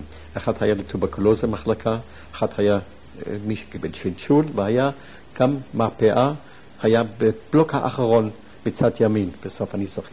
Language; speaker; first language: Hebrew; non-native, fluent; German